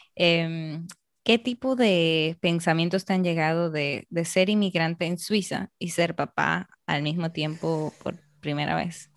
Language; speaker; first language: Spanish; native; Spanish